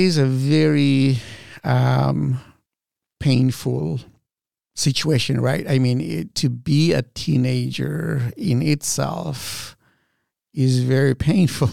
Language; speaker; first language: English; non-native, fluent; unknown